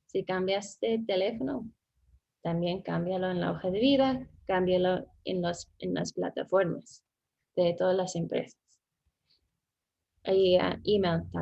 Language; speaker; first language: Spanish; non-native, fluent; English